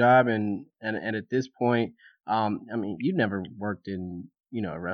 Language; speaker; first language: English; native; English